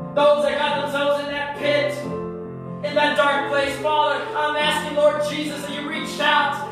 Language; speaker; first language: English; early bilingual, other home language; Spanish